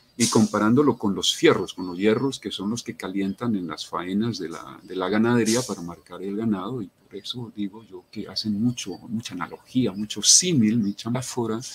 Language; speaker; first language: Spanish; native; Spanish